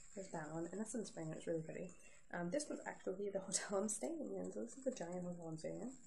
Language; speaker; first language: English; native; English